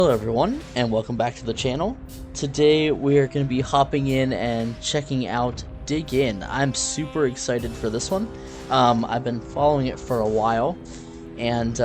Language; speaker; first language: English; native; English